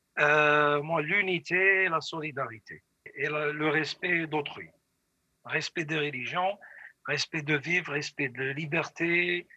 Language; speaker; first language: French; non-native, local second language; Arabic